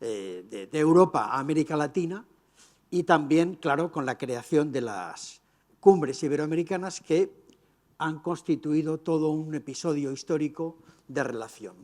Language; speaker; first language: Spanish; native; Spanish